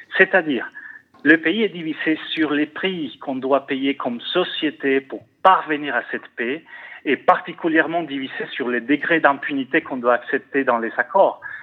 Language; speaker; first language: French; non-native, fluent; Spanish